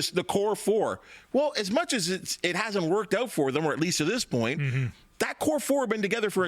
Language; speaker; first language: English; native; English